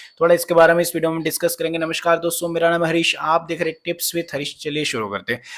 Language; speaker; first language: Hindi; non-native, local second language; Marathi